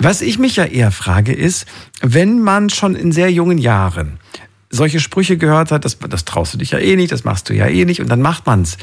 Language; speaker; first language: German; native; German